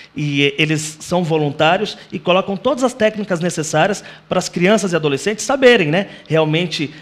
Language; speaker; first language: Portuguese; native; Portuguese